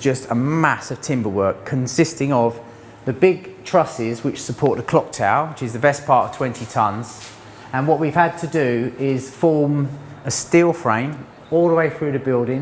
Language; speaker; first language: English; native; English